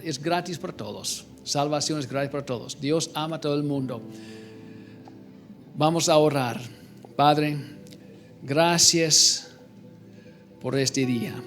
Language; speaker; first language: Spanish; non-native, learner; English